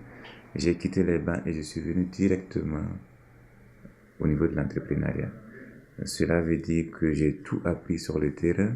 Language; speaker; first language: French; non-native, local second language; Mossi